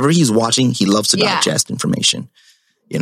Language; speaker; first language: English; native; English